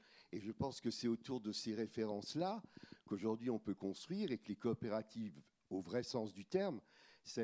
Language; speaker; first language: French; native; French